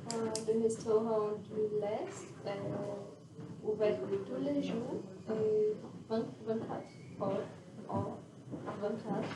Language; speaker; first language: French; non-native, learner; Portuguese